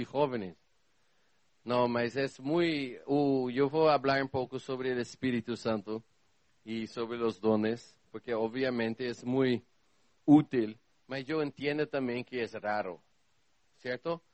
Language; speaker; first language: Spanish; non-native, learner; Portuguese